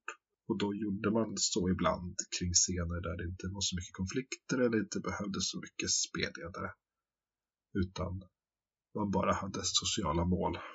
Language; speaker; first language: Swedish; native; Swedish